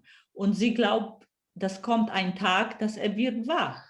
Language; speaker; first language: German; non-native, fluent; Polish